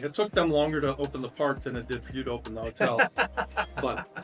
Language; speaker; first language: English; native; English